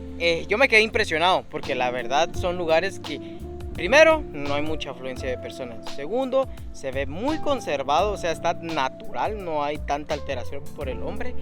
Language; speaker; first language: Spanish; native; Spanish